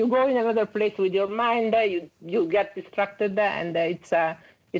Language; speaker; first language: English; non-native, fluent; Italian